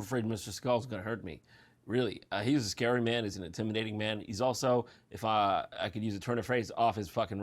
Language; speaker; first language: English; native; English